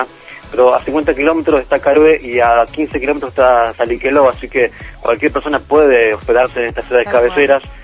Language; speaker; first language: Spanish; native; Spanish